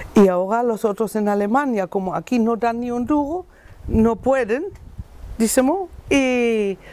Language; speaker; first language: Spanish; non-native, learner; German